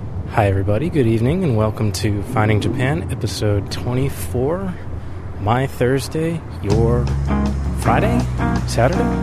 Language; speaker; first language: English; native; English